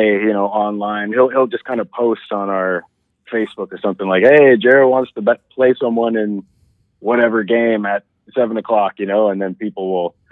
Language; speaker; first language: English; native; English